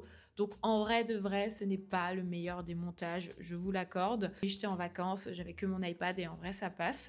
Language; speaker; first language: French; native; French